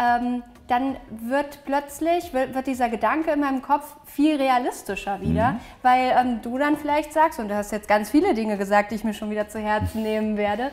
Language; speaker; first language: German; native; German